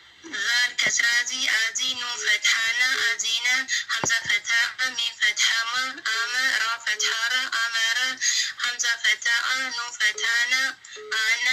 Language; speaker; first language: Arabic; non-native, learner; Amharic